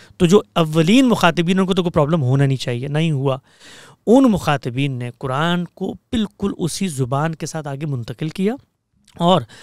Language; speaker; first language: Urdu; native; Urdu